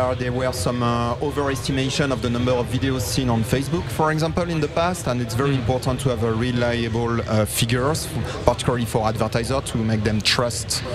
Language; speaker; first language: English; non-native, fluent; French